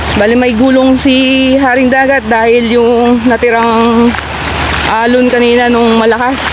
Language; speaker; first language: Filipino; native; Filipino